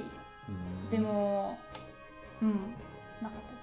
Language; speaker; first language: Japanese; non-native, learner; German